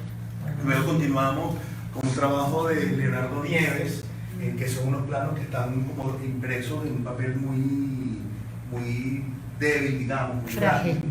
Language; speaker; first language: Spanish; native; Spanish